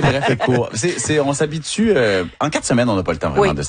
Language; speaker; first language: French; native; French